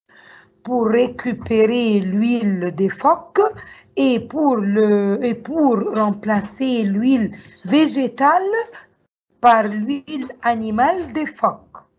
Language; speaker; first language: French; non-native, learner; Arabic